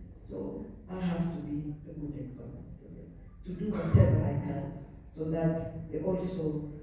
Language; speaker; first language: English; non-native, local second language; Amharic